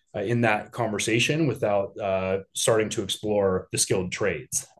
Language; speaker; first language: English; native; English